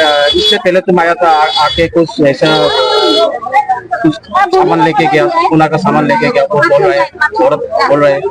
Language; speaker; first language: Hindi; non-native, local second language; Assamese